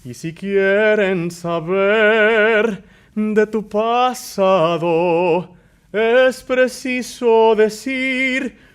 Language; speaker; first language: Spanish; early bilingual, other home language; English